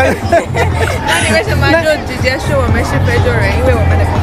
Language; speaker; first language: Chinese; non-native, learner; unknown